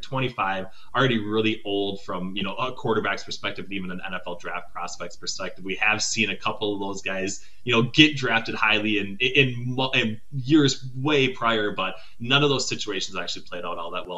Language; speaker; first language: English; native; English